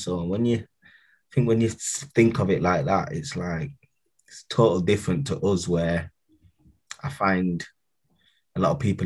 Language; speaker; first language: English; native; English